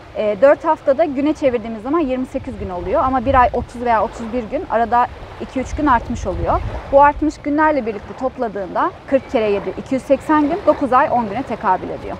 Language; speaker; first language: Turkish; native; Turkish